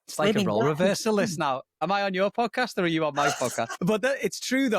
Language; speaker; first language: English; native; English